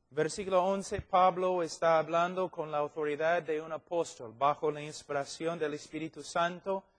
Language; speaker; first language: Spanish; non-native, fluent; English